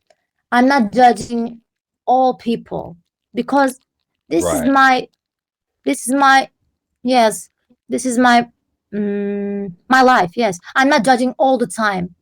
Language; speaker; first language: English; non-native, learner; Turkish